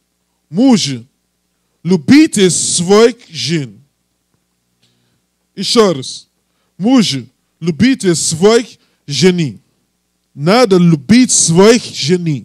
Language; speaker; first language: Russian; non-native, learner; English